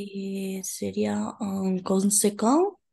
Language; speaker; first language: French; non-native, learner; Spanish